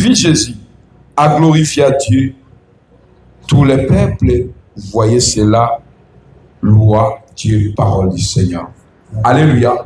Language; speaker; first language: French; non-native, local second language; Swahili